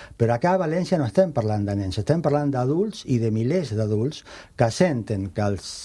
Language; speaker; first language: Catalan; non-native, fluent; Spanish